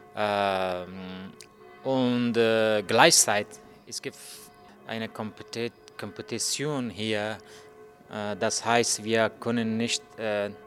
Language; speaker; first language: German; non-native, learner; Persian